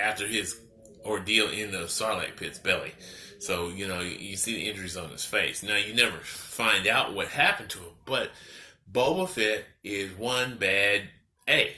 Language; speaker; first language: English; native; English